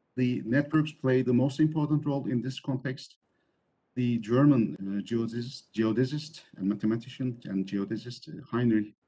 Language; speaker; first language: English; non-native, fluent; Turkish